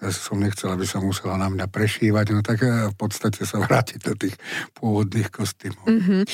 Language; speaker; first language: Slovak; native; Slovak